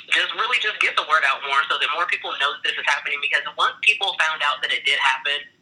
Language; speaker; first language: English; native; English